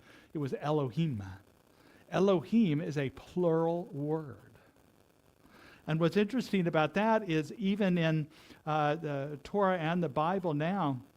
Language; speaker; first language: English; native; English